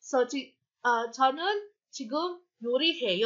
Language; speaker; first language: Korean; non-native, fluent; Filipino